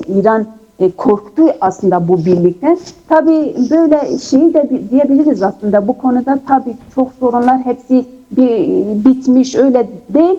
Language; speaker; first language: Turkish; non-native, fluent; Kurdish